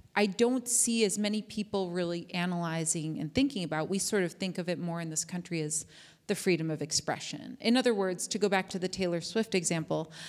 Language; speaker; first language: English; native; English